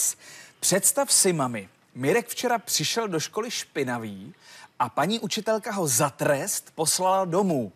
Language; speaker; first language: Czech; native; Czech